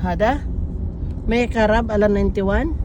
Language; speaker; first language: Arabic; non-native, learner; Filipino